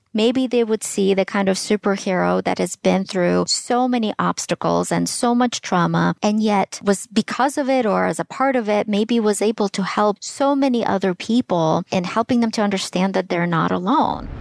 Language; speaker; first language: English; early bilingual, other home language; Russian